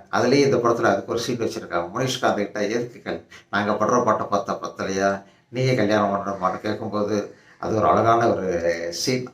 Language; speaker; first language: Tamil; native; Tamil